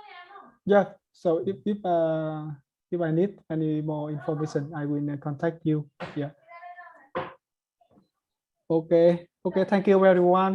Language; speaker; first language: English; non-native, learner; Vietnamese